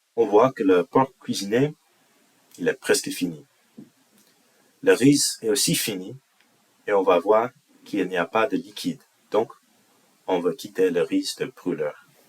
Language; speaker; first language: French; non-native, learner; English